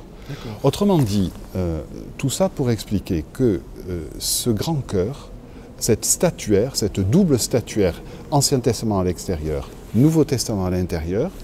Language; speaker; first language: French; native; French